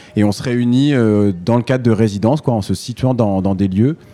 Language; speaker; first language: French; native; French